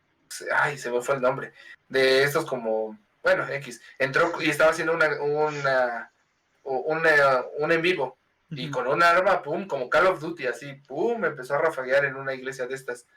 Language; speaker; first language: Spanish; native; Spanish